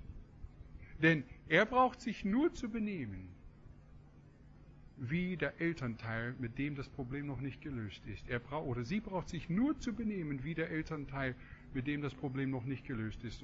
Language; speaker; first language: German; non-native, fluent; English